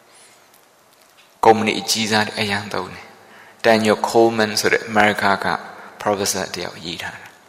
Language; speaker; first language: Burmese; non-native, local second language; Shan